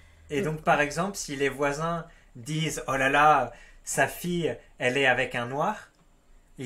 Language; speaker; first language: French; native; French